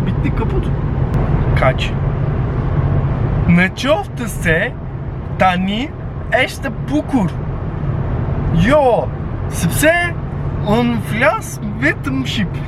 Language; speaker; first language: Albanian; non-native, learner; Turkish